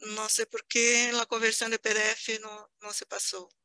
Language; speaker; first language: Spanish; non-native, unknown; Portuguese